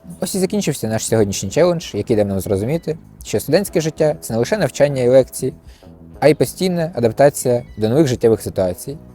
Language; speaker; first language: Ukrainian; native; Ukrainian